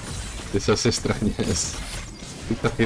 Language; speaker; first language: Spanish; native; Spanish